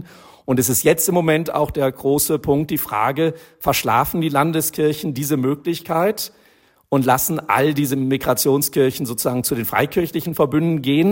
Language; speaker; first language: German; native; German